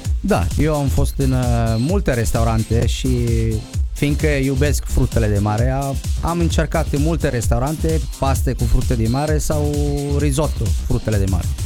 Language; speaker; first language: Romanian; non-native, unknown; Italian